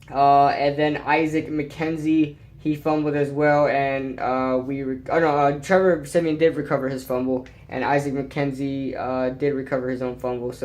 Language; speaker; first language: English; native; English